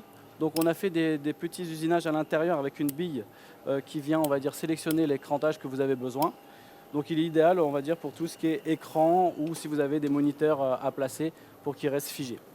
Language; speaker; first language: French; native; French